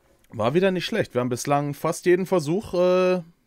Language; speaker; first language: German; native; German